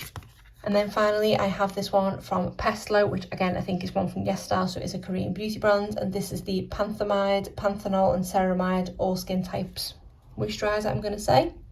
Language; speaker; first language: English; native; English